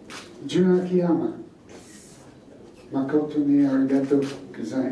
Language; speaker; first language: Japanese; non-native, learner; English